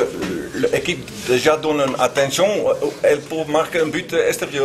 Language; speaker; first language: French; non-native, learner; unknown